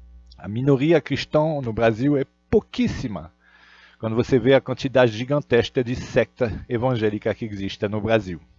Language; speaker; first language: Portuguese; non-native, fluent; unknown